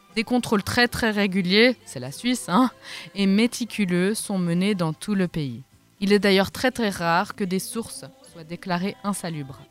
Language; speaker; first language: French; native; French